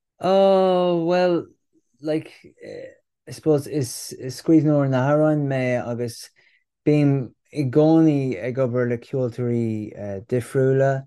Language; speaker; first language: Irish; non-native, local second language; English